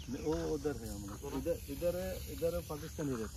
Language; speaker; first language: Hindi; non-native, learner; Bangla